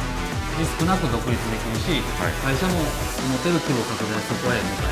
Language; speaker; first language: Japanese; native; Japanese